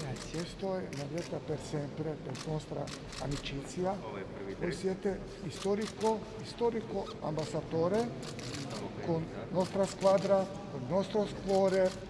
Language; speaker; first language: Italian; non-native, learner; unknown